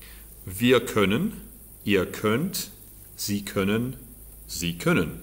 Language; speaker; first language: German; non-native, fluent; English